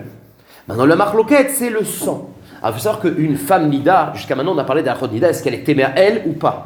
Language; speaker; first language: French; native; French